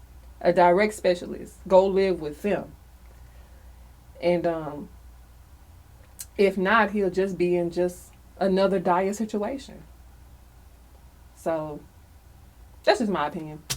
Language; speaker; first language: English; native; English